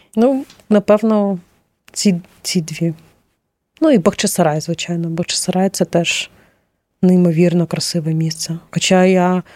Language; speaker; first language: Ukrainian; non-native, local second language; Russian